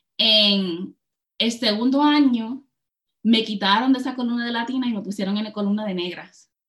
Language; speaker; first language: Spanish; early bilingual, heritage; Spanish